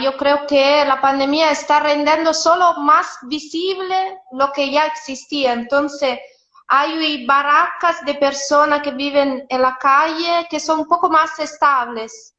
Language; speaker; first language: Spanish; non-native, fluent; Italian